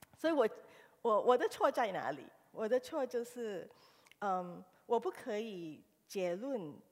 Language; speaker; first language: Chinese; early bilingual, heritage; Chinese